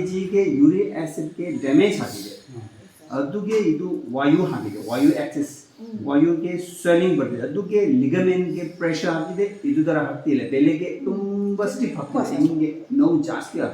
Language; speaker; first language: Kannada; non-native, local second language; Tibetan